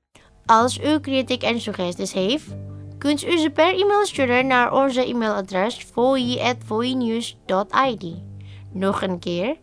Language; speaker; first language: Dutch; non-native, learner; Indonesian